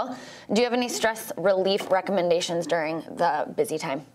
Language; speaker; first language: English; native; English